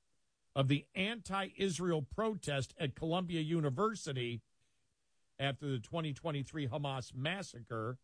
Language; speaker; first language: English; native; English